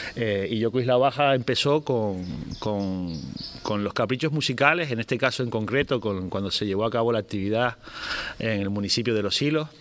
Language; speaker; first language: Spanish; native; Spanish